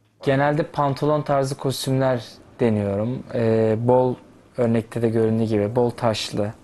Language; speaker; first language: Turkish; native; Turkish